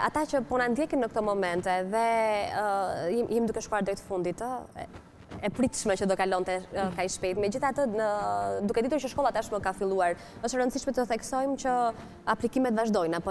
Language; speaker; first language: Albanian; native; Albanian